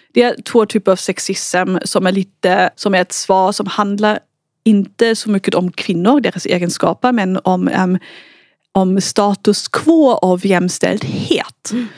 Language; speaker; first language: Swedish; non-native, fluent; German